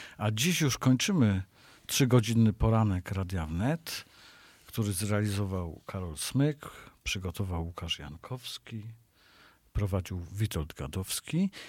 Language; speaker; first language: Polish; native; Polish